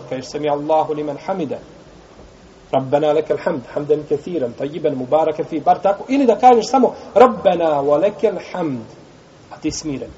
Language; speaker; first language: Bosnian; native; Bosnian